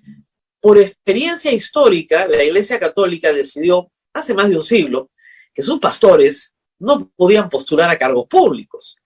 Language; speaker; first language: Spanish; native; Spanish